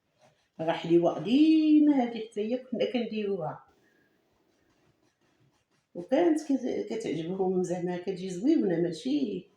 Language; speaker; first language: Arabic; native; Arabic